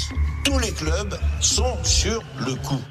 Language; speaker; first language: French; native; French